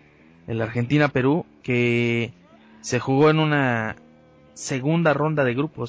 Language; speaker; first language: Spanish; native; Spanish